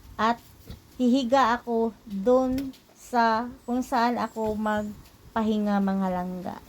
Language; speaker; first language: Filipino; non-native, local second language; Cebuano